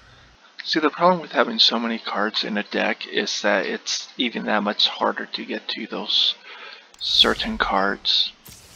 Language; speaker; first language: English; native; English